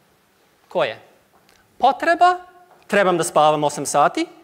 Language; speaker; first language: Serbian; non-native, learner; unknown